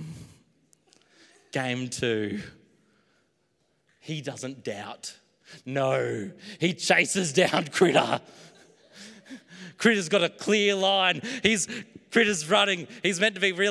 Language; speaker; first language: English; native; English